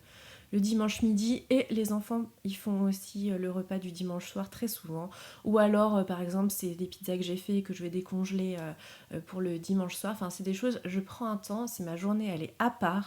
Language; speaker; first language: French; native; French